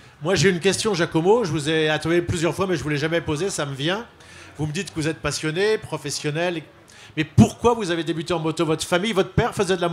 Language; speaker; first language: French; native; French